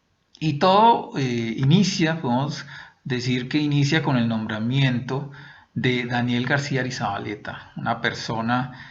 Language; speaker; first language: Spanish; native; Spanish